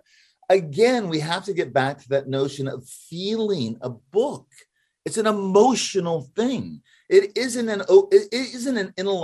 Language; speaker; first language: English; native; English